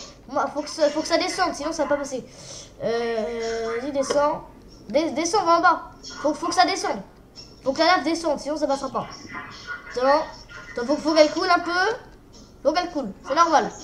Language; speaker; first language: French; native; French